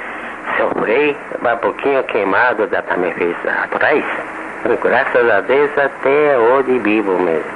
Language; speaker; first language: Portuguese; non-native, learner; Japanese